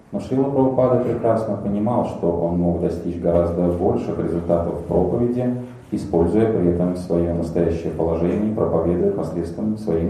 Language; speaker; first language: Russian; native; Russian